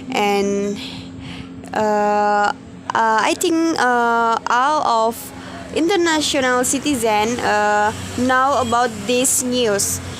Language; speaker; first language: English; non-native, learner; Indonesian